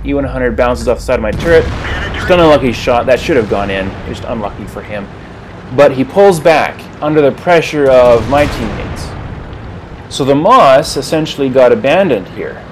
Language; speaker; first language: English; native; English